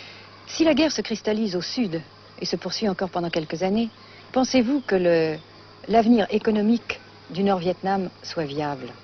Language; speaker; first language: French; native; French